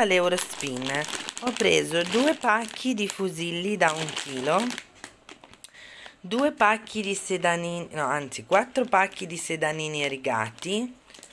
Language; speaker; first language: Italian; native; Italian